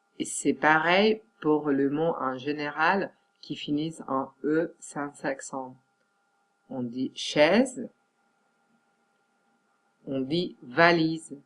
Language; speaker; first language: French; non-native, fluent; Catalan